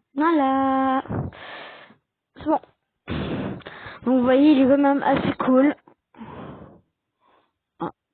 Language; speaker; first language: French; native; French